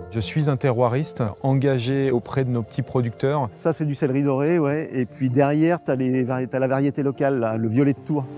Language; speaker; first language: French; native; French